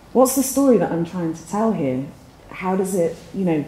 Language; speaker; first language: English; native; English